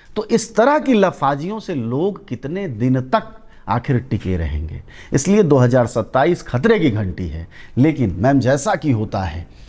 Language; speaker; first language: Hindi; native; Hindi